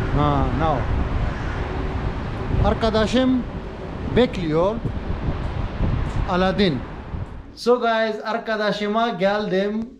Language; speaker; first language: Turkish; non-native, learner; Urdu